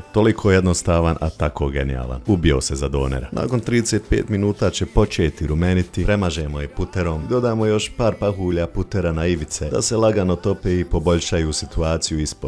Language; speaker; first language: Bosnian; native; Bosnian